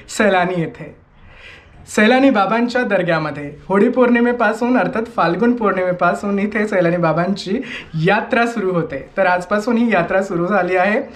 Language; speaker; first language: Marathi; native; Marathi